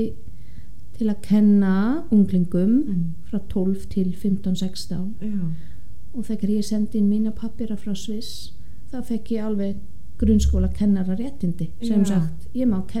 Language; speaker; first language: Icelandic; non-native, fluent; German